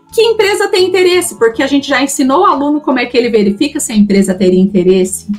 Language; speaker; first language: Portuguese; native; Portuguese